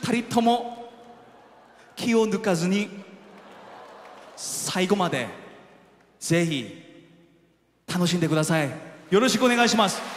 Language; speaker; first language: Japanese; non-native, fluent; Korean